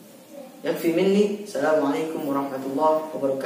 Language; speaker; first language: Arabic; non-native, learner; Indonesian